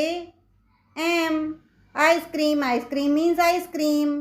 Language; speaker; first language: English; non-native, local second language; Hindi